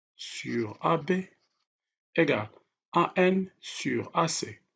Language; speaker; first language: French; non-native, local second language; Arabic